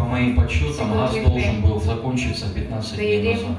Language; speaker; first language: Russian; native; Russian